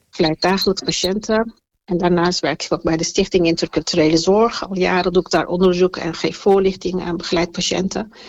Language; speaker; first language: Dutch; early bilingual, other home language; Turkish